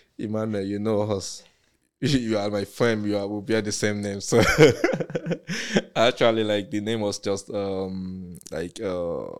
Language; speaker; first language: English; non-native, local second language; Yoruba